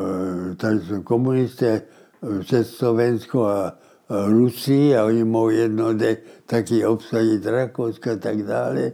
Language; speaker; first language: Czech; early bilingual, heritage; Czech